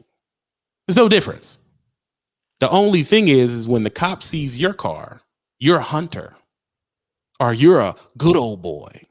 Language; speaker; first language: English; native; English